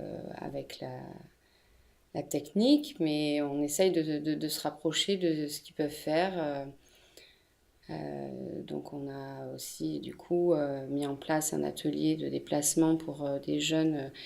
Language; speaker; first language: French; native; French